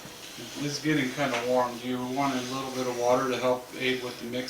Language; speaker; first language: English; native; English